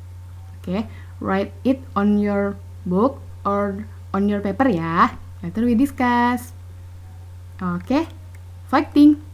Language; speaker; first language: English; non-native, learner; Indonesian